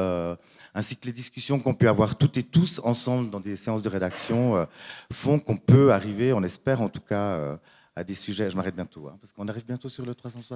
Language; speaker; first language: French; native; French